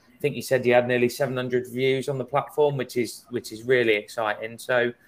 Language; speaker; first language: English; native; English